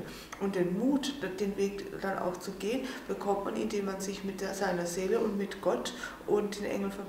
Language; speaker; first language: German; native; German